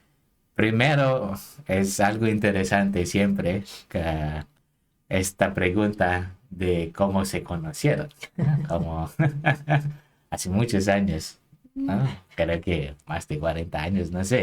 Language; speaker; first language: Spanish; non-native, fluent; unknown